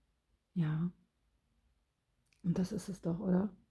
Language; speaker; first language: German; native; German